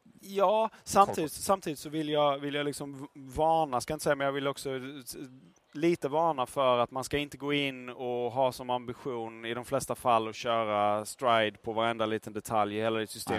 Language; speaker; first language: Swedish; native; Swedish